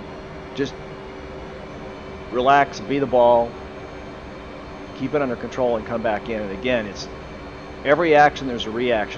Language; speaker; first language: English; native; English